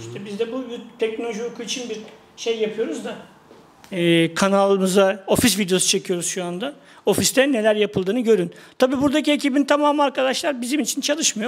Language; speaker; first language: Turkish; native; Turkish